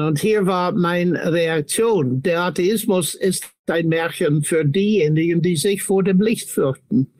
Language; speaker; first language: German; non-native, fluent; English